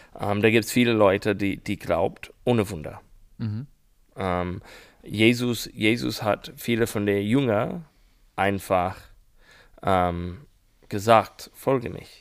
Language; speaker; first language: German; non-native, learner; English